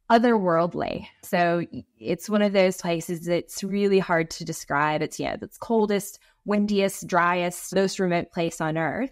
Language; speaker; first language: English; native; English